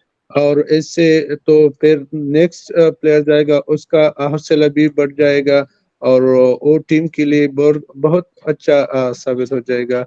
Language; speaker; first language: Hindi; non-native, fluent; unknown